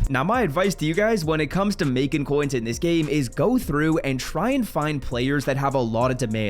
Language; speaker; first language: English; native; English